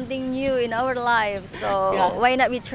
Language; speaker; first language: English; non-native, learner; Indonesian